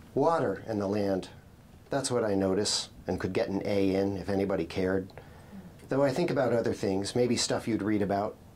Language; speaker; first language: English; native; English